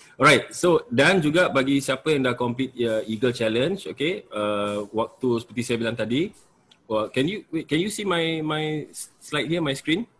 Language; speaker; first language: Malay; native; Malay